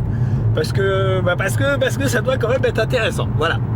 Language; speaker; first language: French; native; French